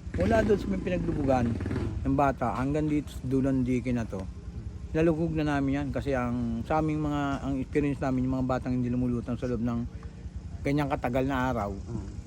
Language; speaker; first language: Filipino; native; Filipino